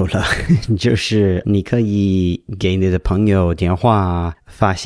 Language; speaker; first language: Chinese; non-native, learner; English